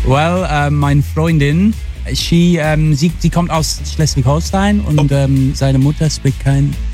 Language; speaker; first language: German; non-native, learner; English